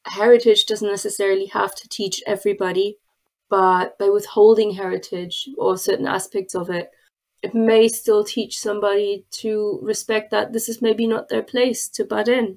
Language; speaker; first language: English; non-native, fluent; German